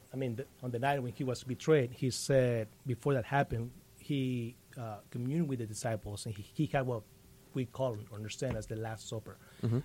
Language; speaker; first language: English; non-native, fluent; Spanish